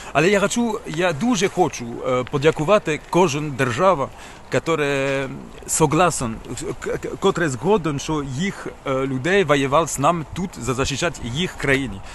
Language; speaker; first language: Ukrainian; non-native, learner; French